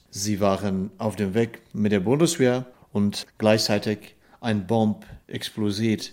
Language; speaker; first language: German; non-native, learner; Persian